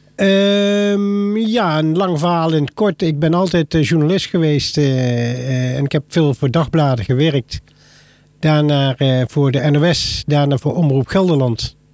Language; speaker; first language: Dutch; native; Dutch